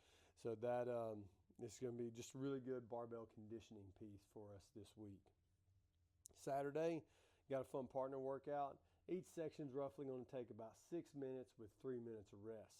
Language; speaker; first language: English; native; English